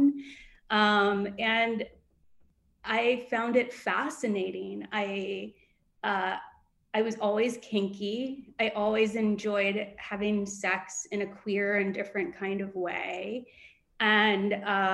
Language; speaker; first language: English; native; English